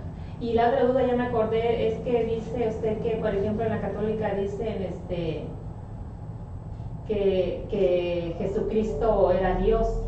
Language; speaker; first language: Spanish; native; Spanish